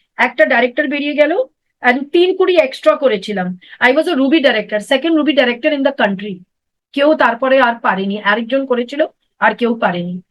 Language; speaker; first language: Bangla; non-native, local second language; Hindi